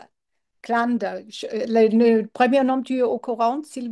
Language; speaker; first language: French; non-native, learner; English